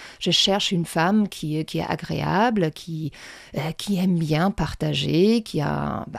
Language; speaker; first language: French; non-native, fluent; German